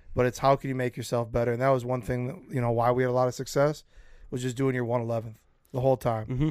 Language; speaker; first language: English; native; English